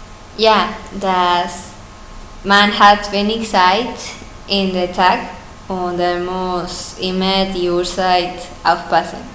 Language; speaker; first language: German; non-native, learner; Spanish